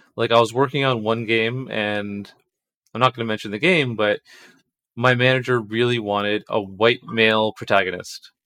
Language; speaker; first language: English; native; English